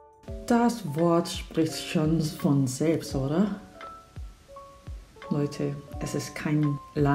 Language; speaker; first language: German; non-native, fluent; Korean